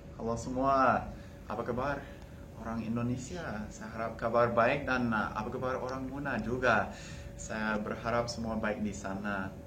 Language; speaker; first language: Indonesian; non-native, fluent; English